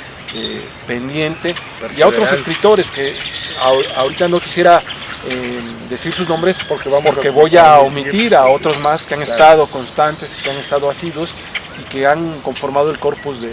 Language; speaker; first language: Spanish; native; Spanish